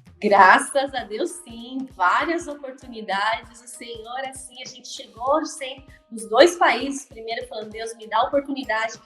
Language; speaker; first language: Portuguese; native; Portuguese